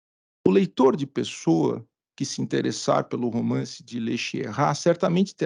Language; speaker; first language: Portuguese; native; Portuguese